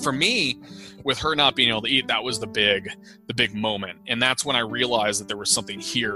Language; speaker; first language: English; native; English